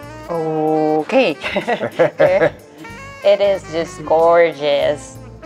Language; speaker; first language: English; non-native, fluent; Japanese